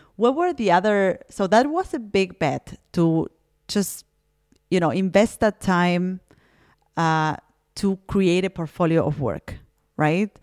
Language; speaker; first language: English; non-native, fluent; Spanish